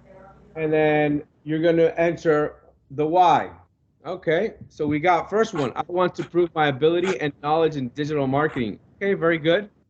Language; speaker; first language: English; non-native, local second language; Spanish